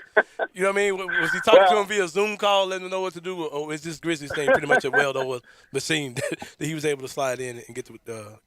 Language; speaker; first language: English; native; English